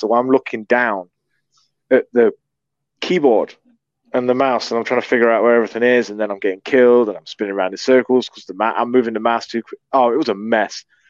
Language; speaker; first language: English; native; English